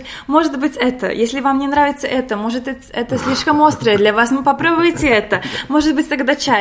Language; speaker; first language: Russian; non-native, local second language; Latvian